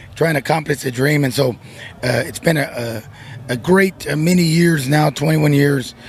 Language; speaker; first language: English; early bilingual, other home language; Spanish